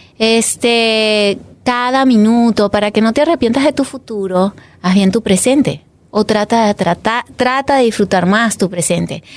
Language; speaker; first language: Spanish; native; Spanish